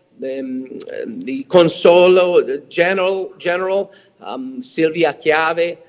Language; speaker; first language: Italian; early bilingual, heritage; English